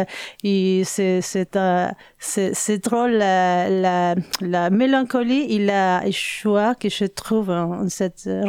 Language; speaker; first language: French; non-native, learner; Spanish